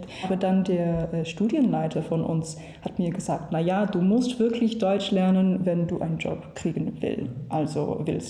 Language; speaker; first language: German; non-native, learner; English